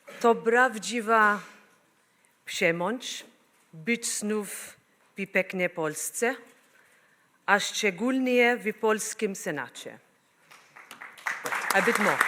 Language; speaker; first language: Polish; non-native, learner; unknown